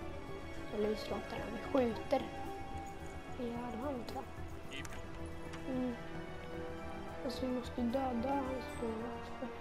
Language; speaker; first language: Swedish; native; Swedish